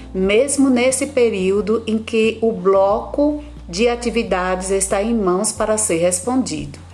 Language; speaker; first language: Portuguese; native; Portuguese